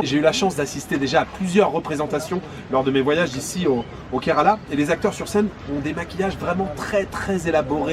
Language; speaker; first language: French; native; French